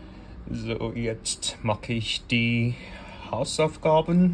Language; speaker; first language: German; non-native, learner; Korean